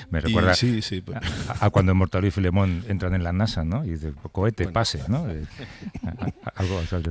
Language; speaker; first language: Spanish; native; Spanish